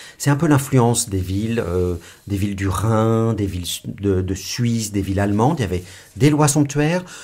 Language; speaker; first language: French; native; French